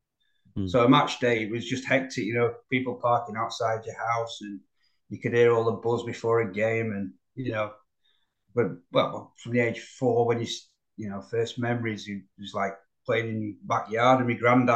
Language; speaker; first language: English; native; English